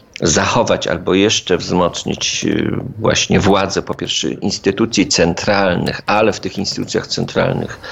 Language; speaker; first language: Polish; native; Polish